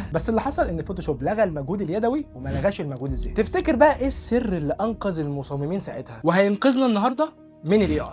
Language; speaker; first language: Arabic; native; Arabic